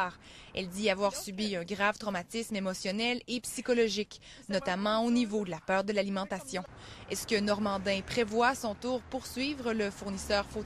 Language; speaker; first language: French; native; French